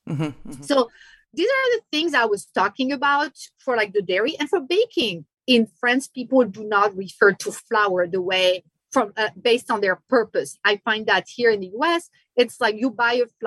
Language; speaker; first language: English; non-native, fluent; French